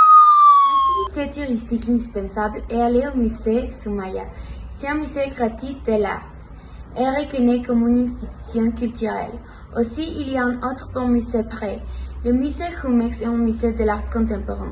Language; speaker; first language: French; non-native, learner; Spanish